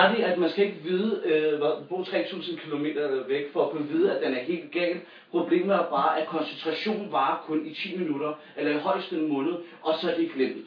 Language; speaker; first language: Danish; native; Danish